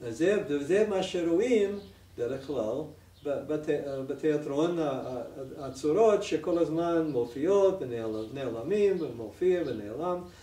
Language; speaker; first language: Hebrew; non-native, fluent; English